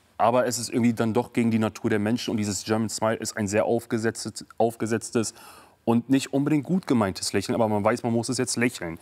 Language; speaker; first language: German; early bilingual, other home language; Kurdish